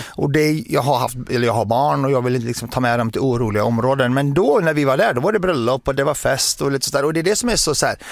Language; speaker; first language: Swedish; early bilingual, other home language; Arabic